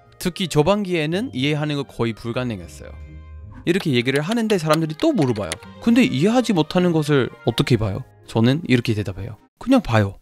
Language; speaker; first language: Korean; non-native, fluent; English